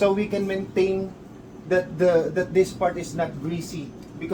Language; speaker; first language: English; non-native, fluent; Filipino